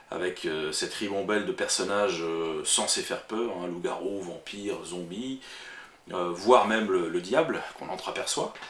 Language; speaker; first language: French; native; French